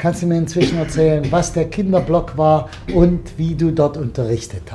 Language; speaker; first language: German; native; German